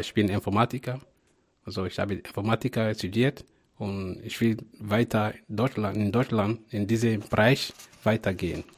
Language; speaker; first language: German; non-native, learner; French